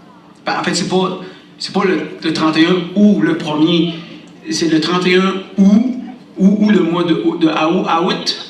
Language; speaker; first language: French; native; French